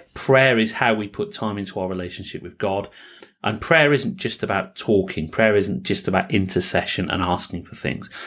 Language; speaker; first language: English; native; English